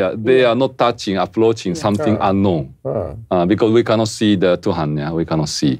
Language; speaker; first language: English; non-native, fluent; Japanese